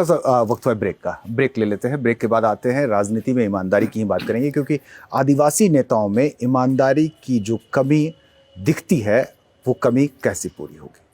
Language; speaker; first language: Hindi; native; Hindi